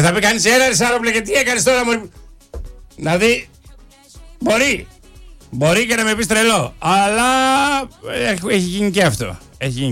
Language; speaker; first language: Greek; native; Greek